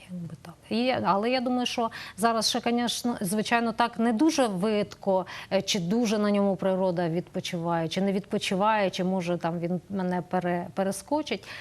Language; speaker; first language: Ukrainian; native; Ukrainian